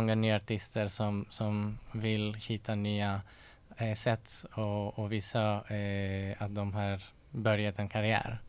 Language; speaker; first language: Swedish; non-native, fluent; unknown